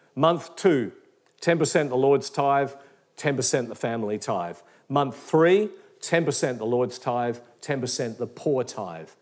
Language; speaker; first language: English; native; English